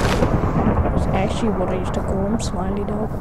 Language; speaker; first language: English; native; English